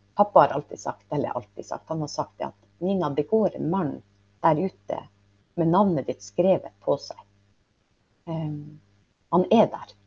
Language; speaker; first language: Norwegian; native; Norwegian